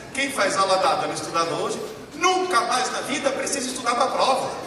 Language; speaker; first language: Portuguese; early bilingual, other home language; Italian